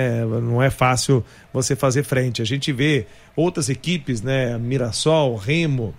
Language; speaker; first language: Portuguese; native; Portuguese